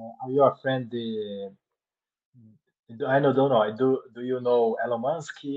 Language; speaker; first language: English; non-native, learner; Portuguese